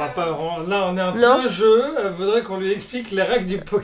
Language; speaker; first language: French; native; French